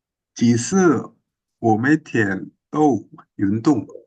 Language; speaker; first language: Chinese; non-native, learner; Indonesian